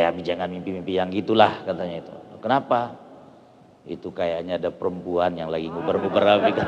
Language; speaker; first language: Indonesian; non-native, local second language; Sasak